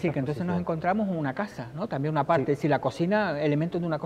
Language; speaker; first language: Spanish; native; Spanish